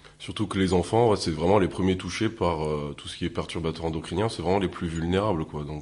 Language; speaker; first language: French; native; French